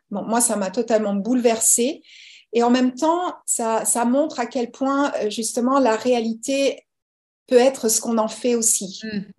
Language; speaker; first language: French; early bilingual, other home language; English